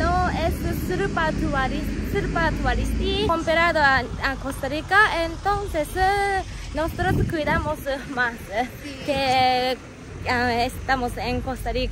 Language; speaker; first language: Spanish; non-native, fluent; Japanese